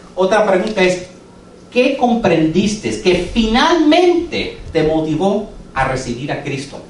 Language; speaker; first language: Spanish; early bilingual, heritage; English